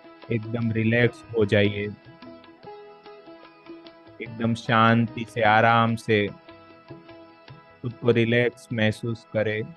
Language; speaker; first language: Hindi; native; Hindi